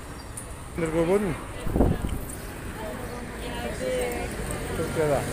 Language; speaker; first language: Turkish; non-native, learner; Kazakh